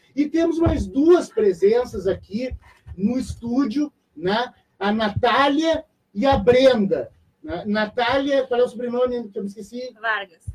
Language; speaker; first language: Portuguese; native; Portuguese